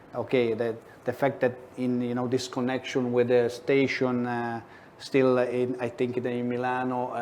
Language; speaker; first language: English; non-native, fluent; Italian